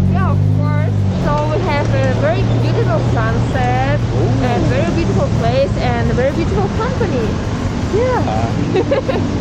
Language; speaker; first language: English; non-native, learner; Russian